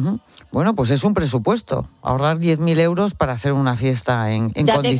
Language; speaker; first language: Spanish; native; Spanish